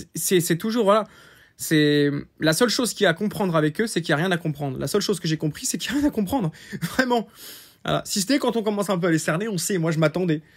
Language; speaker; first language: French; native; French